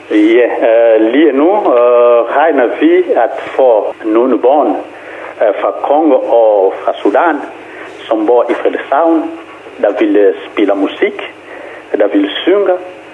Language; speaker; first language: Danish; non-native, fluent; Kongo